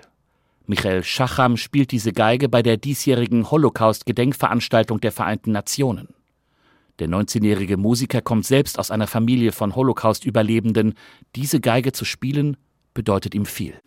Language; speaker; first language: German; native; German